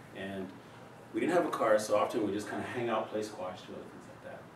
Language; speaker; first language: English; native; English